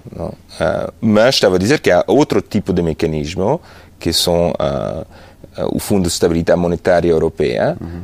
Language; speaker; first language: Portuguese; non-native, fluent; Italian